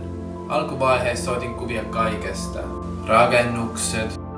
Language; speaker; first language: Finnish; non-native, learner; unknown